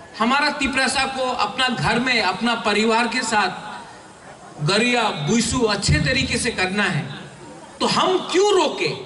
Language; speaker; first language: Hindi; non-native, local second language; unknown